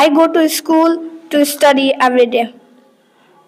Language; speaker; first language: English; non-native, learner; Hindi